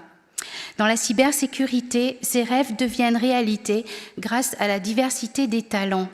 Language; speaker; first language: French; native; French